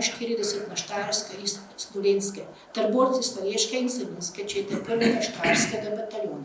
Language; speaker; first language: Slovenian; native; Slovenian